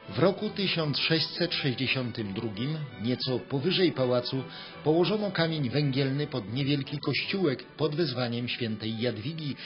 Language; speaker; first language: Polish; native; Polish